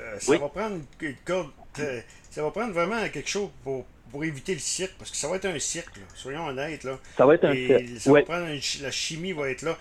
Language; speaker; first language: French; native; French